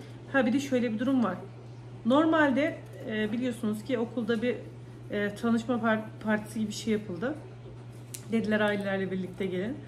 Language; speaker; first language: Turkish; native; Turkish